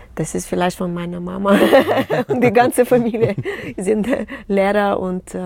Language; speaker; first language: German; non-native, learner; Russian